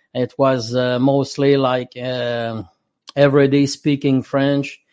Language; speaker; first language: English; non-native, fluent; French